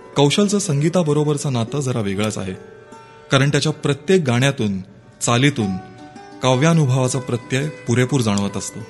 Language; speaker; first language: Marathi; native; Marathi